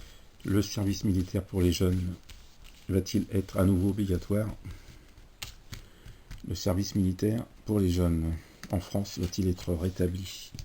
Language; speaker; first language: French; native; French